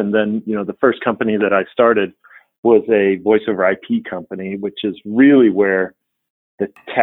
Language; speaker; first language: English; native; English